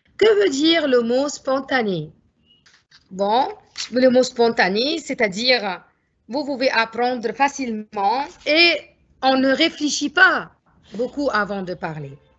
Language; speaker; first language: French; non-native, fluent; Arabic